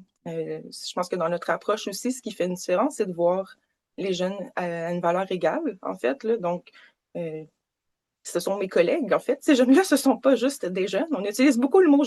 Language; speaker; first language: French; native; French